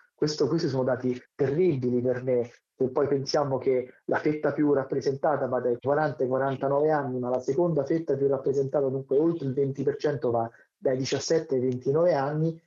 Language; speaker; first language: Italian; native; Italian